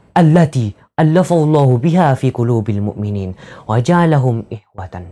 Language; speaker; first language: Arabic; non-native, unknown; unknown